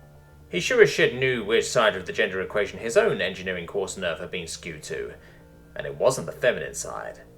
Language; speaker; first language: English; native; English